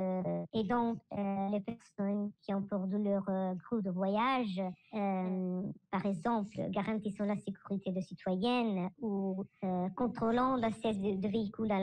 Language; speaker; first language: French; non-native, learner; Italian